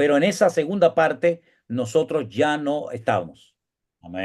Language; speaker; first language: Spanish; native; Spanish